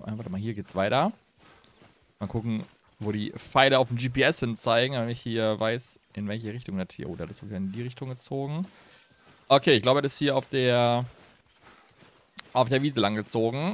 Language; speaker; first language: German; native; German